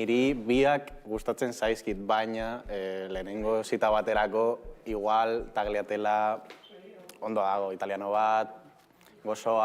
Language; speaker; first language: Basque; non-native, local second language; Spanish